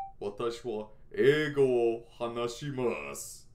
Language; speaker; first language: Japanese; non-native, learner; English